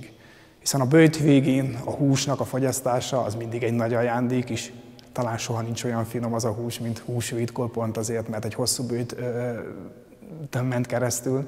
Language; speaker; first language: Hungarian; native; Hungarian